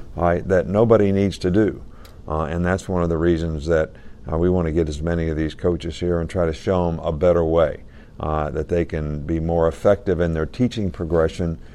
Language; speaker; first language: English; native; English